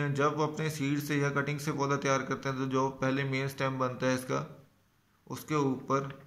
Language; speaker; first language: Hindi; non-native, local second language; Punjabi